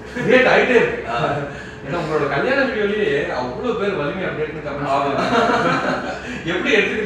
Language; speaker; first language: Tamil; native; Tamil